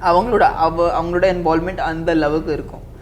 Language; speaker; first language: Tamil; non-native, fluent; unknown